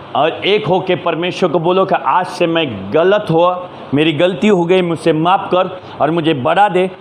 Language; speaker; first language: Hindi; non-native, local second language; Marathi